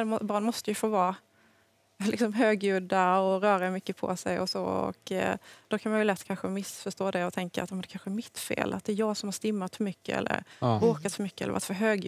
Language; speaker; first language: Swedish; native; Swedish